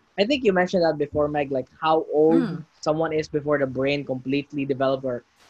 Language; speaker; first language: English; non-native, local second language; Cebuano